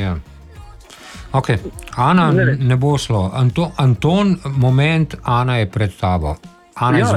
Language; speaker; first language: Slovenian; native; Slovenian